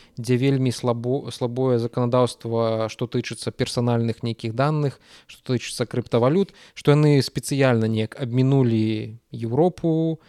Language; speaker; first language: Belarusian; native; Belarusian